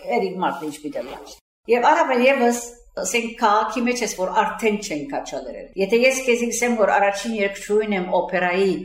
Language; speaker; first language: Armenian; early bilingual, heritage; Armenian